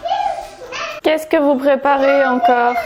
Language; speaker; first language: French; native; French